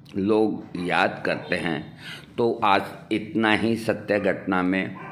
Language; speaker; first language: Hindi; native; Hindi